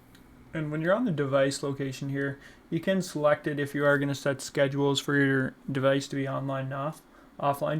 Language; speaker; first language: English; native; English